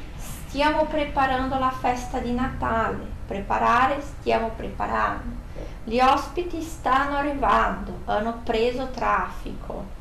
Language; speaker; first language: Italian; non-native, fluent; Portuguese